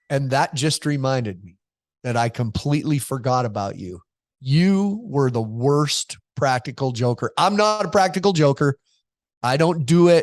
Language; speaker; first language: English; native; English